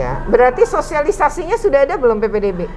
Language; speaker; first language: Indonesian; native; Indonesian